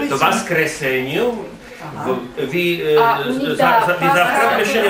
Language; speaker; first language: Russian; non-native, learner; Slovak